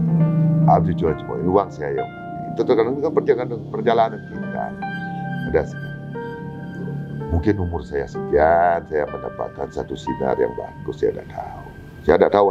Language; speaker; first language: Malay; non-native, local second language; Balinese